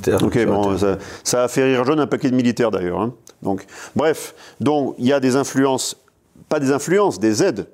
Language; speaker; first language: French; native; French